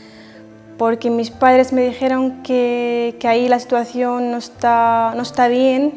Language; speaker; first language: Spanish; non-native, fluent; Arabic